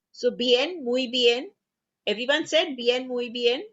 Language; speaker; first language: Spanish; non-native, fluent; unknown